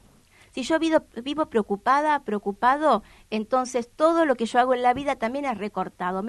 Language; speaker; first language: Spanish; native; Spanish